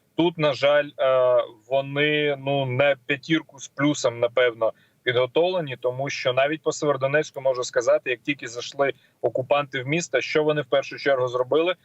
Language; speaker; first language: Ukrainian; non-native, local second language; Russian